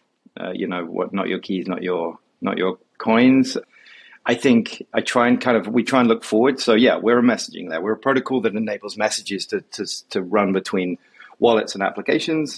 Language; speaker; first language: English; native; English